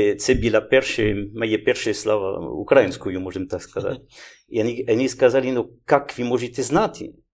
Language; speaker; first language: Ukrainian; non-native, learner; French